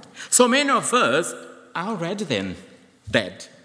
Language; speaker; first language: English; non-native, fluent; Portuguese